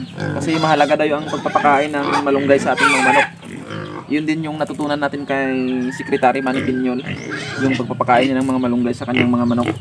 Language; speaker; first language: Filipino; non-native, local second language; Iloko